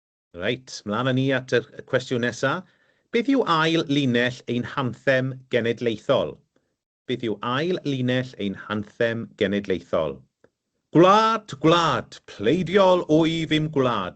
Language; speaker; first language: Welsh; native; Welsh